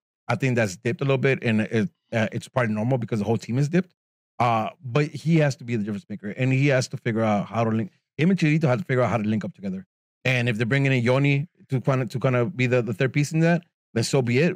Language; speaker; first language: English; early bilingual, other home language; Spanish